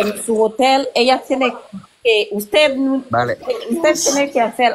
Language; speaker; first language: Spanish; non-native, learner; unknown